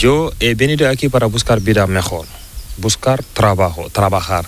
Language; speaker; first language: Spanish; non-native, learner; Fula